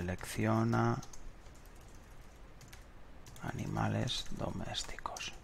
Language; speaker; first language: Spanish; native; Spanish